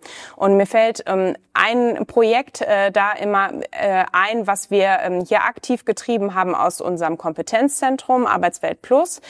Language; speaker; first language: German; native; German